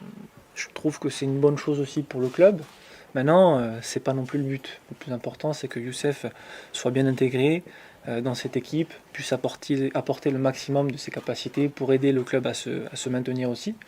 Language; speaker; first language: French; native; French